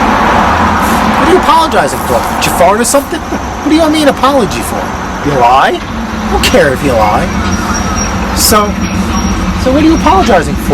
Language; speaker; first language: English; native; English